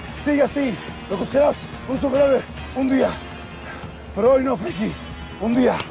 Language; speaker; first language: Spanish; native; Spanish